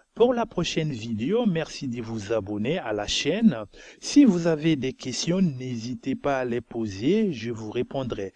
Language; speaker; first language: French; non-native, local second language; Bambara